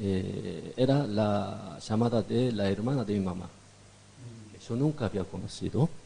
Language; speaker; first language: Spanish; non-native, fluent; Korean